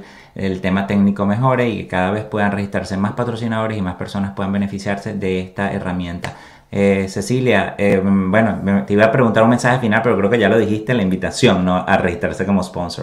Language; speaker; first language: Spanish; native; Spanish